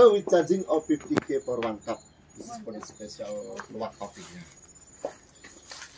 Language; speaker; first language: English; non-native, learner; Indonesian